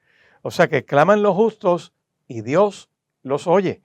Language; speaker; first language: Spanish; native; Spanish